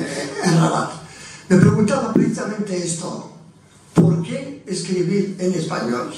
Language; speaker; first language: Spanish; non-native, fluent; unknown